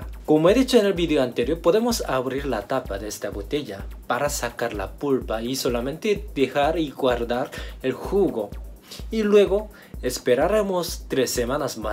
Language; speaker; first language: Spanish; non-native, fluent; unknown